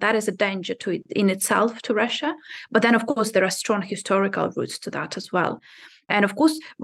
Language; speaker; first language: English; non-native, fluent; Ukrainian